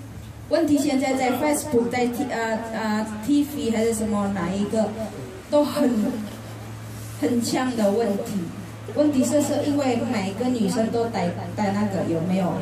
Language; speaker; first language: Chinese; non-native, learner; Indonesian